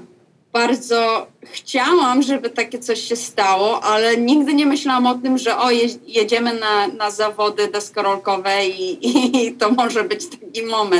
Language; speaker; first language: Polish; early bilingual, heritage; Polish